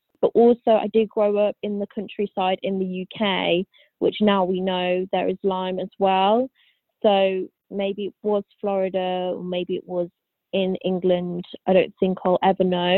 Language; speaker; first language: English; native; English